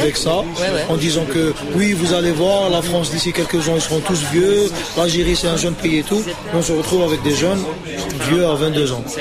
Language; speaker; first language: French; non-native, local second language; Arabic